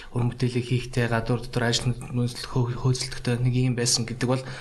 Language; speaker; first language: Mongolian; early bilingual, other home language; Russian